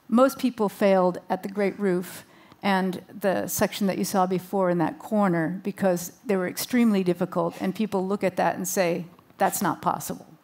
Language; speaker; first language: English; native; English